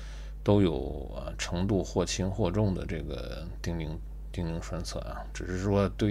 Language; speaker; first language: Chinese; native; Chinese